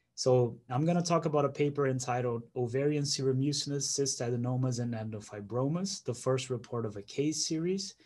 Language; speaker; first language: English; non-native, fluent; Portuguese